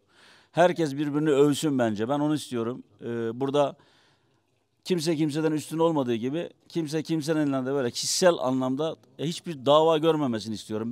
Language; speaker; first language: Turkish; native; Turkish